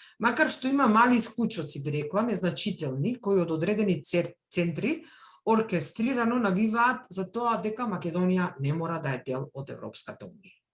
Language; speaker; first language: Macedonian; non-native, local second language; Albanian